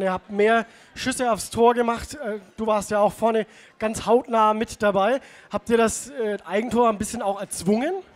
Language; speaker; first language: German; native; German